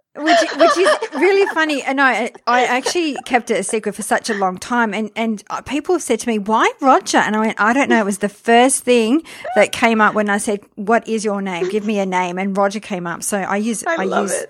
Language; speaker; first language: English; early bilingual, other home language; French